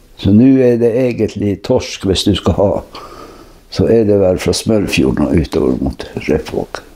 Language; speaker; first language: Norwegian; native; Norwegian